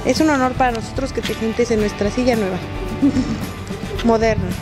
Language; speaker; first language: Spanish; native; Spanish